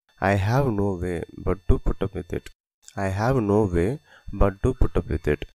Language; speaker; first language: English; non-native, local second language; Tamil